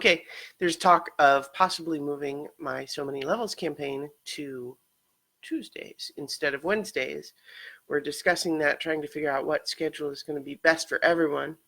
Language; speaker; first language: English; native; English